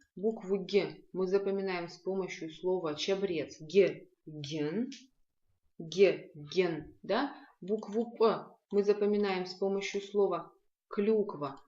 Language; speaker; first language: Russian; non-native, local second language; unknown